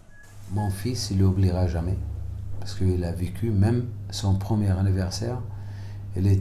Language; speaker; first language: French; non-native, fluent; Arabic